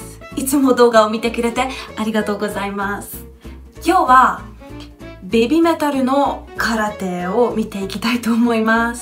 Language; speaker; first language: Japanese; non-native, fluent; Hungarian